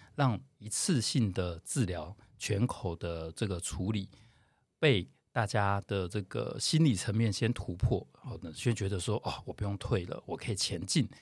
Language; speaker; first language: Chinese; native; Chinese